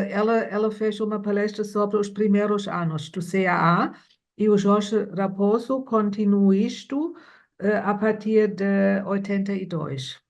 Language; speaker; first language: Portuguese; non-native, fluent; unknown